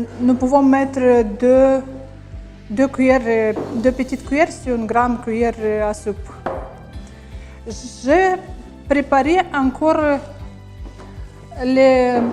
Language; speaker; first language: French; non-native, learner; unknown